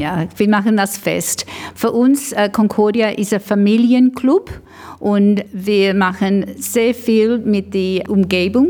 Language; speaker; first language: German; early bilingual, heritage; English